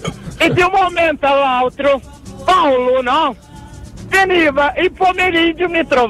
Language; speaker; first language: Italian; non-native, fluent; Portuguese